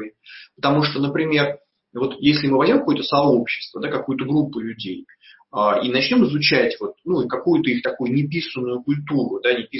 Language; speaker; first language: Russian; native; Russian